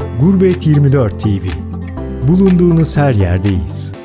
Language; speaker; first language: Turkish; native; Turkish